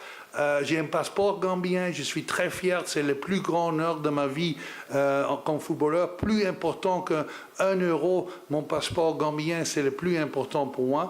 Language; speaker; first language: French; non-native, learner; Dutch